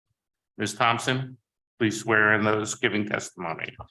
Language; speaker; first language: English; native; English